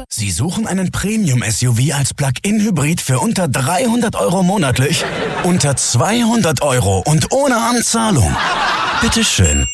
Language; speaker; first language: German; native; German